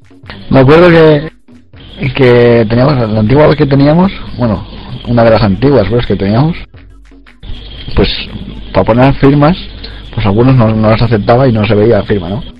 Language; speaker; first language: Spanish; native; Spanish